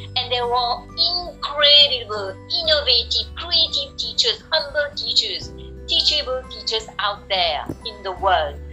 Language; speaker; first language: English; non-native, fluent; French